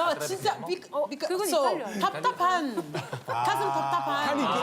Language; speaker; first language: Korean; non-native, learner; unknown